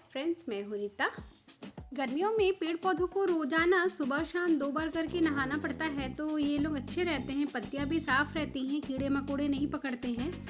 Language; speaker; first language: Hindi; non-native, local second language; Bangla